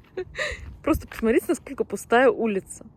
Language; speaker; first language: Russian; native; Russian